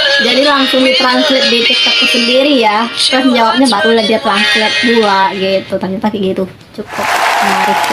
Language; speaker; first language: Indonesian; native; Indonesian